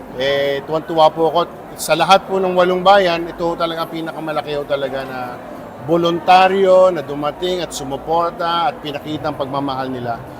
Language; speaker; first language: Filipino; native; Filipino